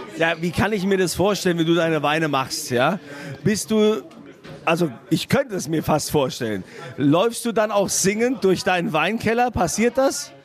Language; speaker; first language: German; native; German